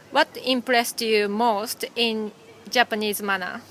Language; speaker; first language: English; non-native, fluent; Japanese